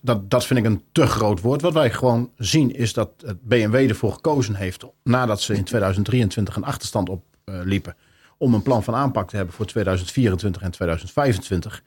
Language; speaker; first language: Dutch; native; Dutch